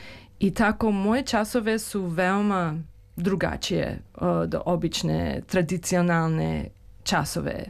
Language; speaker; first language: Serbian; early bilingual, heritage; Serbian